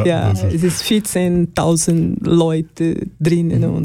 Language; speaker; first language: German; non-native, learner; Portuguese